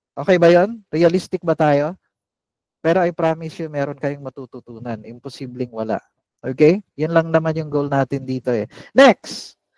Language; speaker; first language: Filipino; non-native, local second language; Cebuano